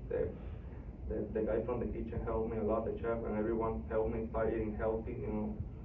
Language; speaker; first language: English; non-native, fluent; Spanish